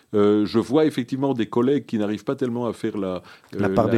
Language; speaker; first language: French; early bilingual, other home language; Hebrew